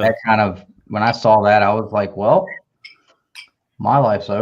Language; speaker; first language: English; native; English